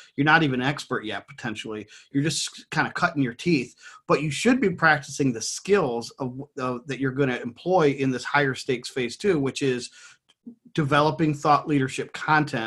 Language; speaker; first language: English; native; English